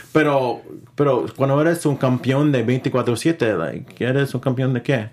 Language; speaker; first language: Spanish; early bilingual, heritage; Spanish